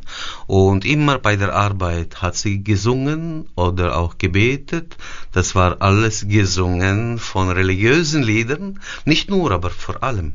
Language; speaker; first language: German; early bilingual, heritage; German